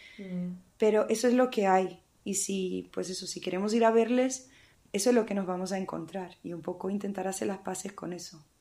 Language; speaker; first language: Spanish; early bilingual, heritage; Spanish